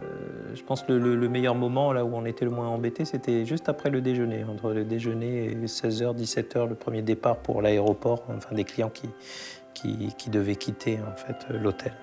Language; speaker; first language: French; native; French